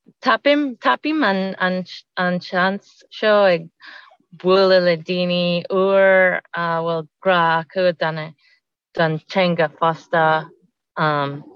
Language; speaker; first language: Irish; non-native, learner; English